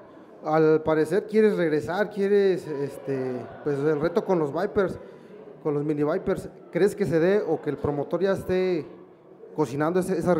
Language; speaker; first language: Spanish; native; Spanish